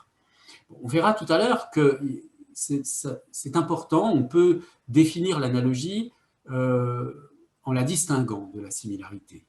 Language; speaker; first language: French; native; French